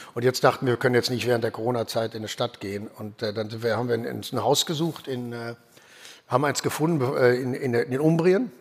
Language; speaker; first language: German; native; German